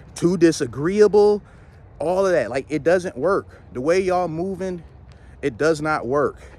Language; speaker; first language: English; native; English